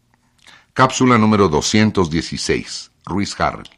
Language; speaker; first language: Spanish; native; Spanish